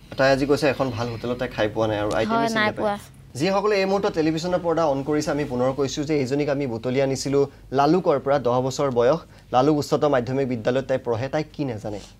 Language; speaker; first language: Assamese; native; Assamese